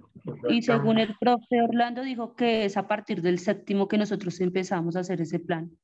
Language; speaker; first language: Spanish; native; Spanish